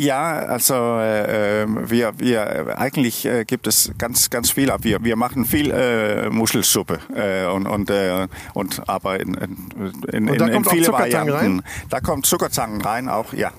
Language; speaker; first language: German; non-native, learner; Danish